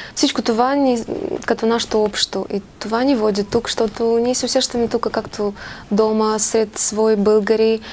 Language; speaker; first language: Bulgarian; early bilingual, heritage; Bulgarian